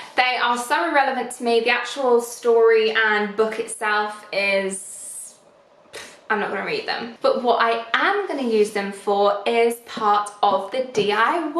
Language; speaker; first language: English; native; English